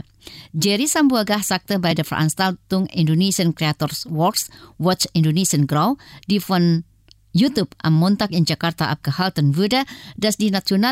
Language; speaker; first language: German; non-native, fluent; Indonesian